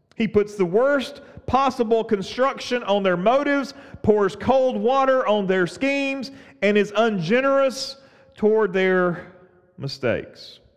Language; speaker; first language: English; native; English